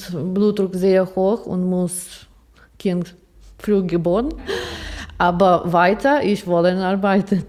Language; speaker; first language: German; non-native, learner; Ukrainian